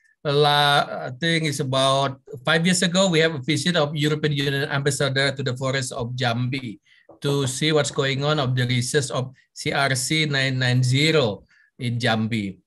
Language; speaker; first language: English; non-native, fluent; Indonesian